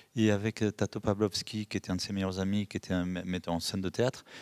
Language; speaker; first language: French; early bilingual, other home language; Spanish